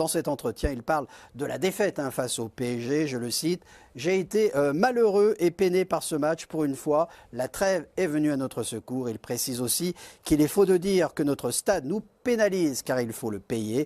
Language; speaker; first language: French; native; French